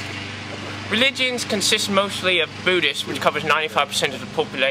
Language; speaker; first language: English; native; English